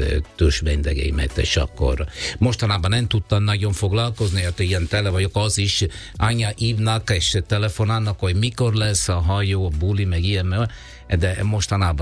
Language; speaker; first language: Hungarian; non-native, fluent; Italian